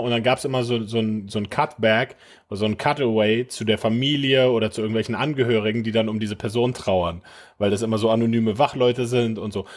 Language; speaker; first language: German; native; German